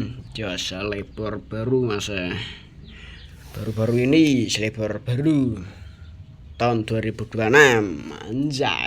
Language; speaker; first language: Indonesian; non-native, local second language; Javanese